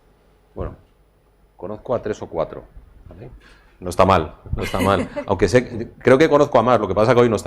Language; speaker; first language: Spanish; native; Spanish